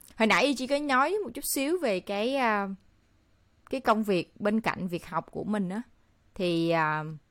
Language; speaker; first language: Vietnamese; native; Vietnamese